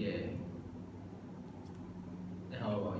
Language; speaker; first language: English; non-native, learner; Chinese